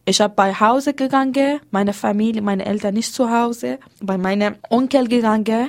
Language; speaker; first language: German; non-native, learner; Persian